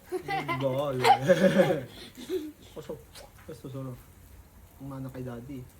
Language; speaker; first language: Italian; non-native, fluent; Filipino